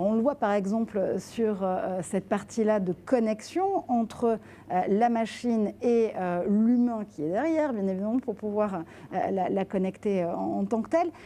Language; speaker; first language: French; native; French